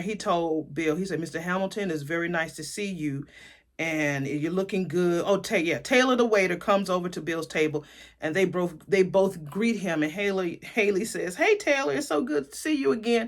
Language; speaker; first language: English; native; English